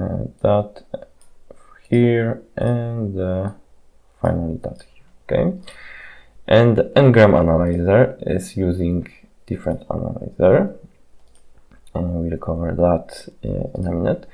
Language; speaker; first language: English; non-native, fluent; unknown